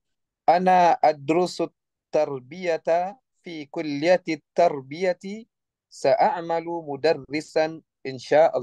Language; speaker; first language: Arabic; non-native, learner; Indonesian